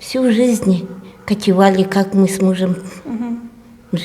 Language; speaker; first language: Russian; non-native, local second language; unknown